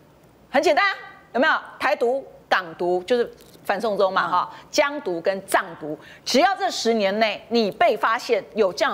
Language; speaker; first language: Chinese; native; Chinese